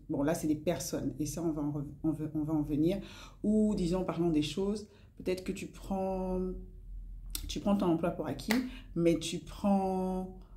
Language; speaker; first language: French; non-native, local second language; Lingala